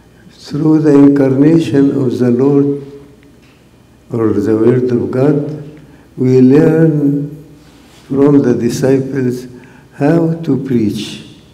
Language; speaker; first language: English; non-native, fluent; Arabic